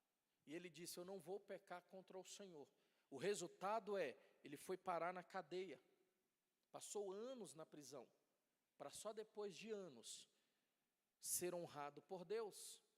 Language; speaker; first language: Portuguese; native; Portuguese